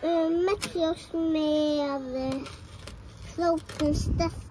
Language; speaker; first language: Icelandic; early bilingual, heritage; Icelandic